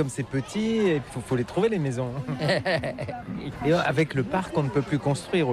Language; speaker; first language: French; native; French